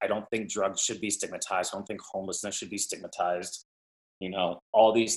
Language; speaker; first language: English; native; English